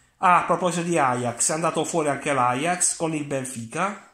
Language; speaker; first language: Italian; native; Italian